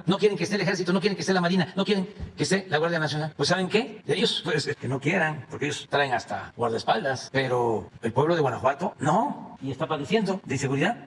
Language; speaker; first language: Spanish; native; Spanish